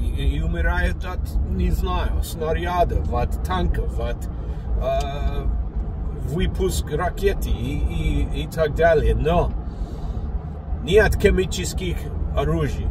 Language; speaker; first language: Russian; non-native, learner; English